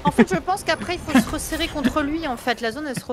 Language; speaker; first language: French; native; French